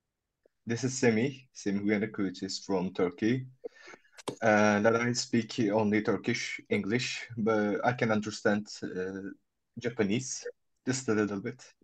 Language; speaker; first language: English; non-native, fluent; Turkish